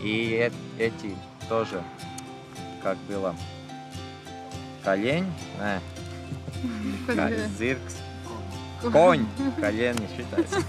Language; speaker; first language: Russian; non-native, learner; Latvian